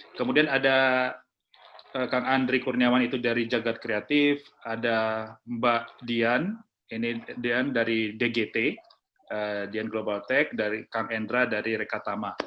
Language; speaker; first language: Indonesian; native; Indonesian